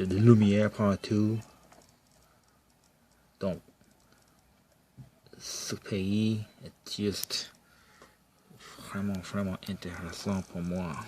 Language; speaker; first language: French; non-native, local second language; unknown